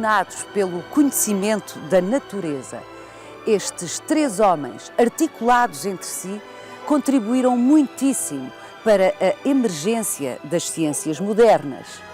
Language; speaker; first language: Portuguese; native; Portuguese